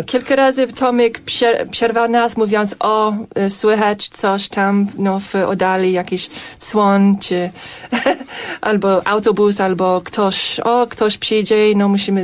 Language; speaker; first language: Polish; non-native, fluent; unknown